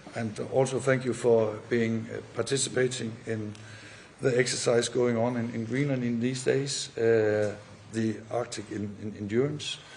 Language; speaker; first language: English; non-native, fluent; Danish